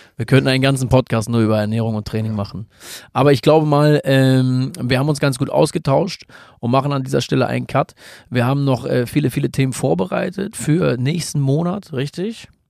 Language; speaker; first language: German; native; German